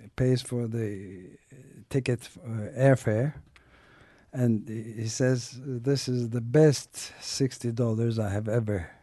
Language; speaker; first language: English; non-native, fluent; Turkish